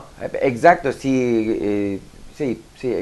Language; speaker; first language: Spanish; non-native, learner; Turkish